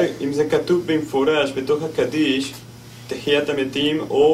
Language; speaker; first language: Hebrew; non-native, fluent; English